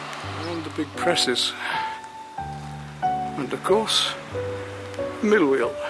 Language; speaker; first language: English; native; English